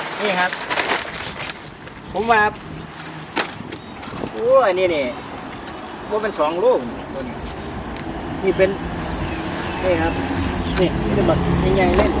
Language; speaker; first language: Thai; non-native, local second language; Northeastern Thai